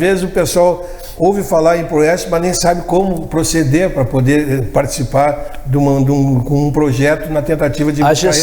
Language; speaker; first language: Portuguese; native; Portuguese